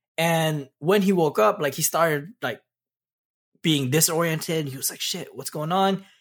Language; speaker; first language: English; early bilingual, other home language; Pampanga